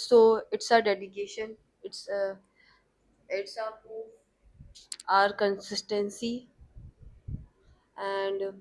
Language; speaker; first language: English; non-native, learner; Hindi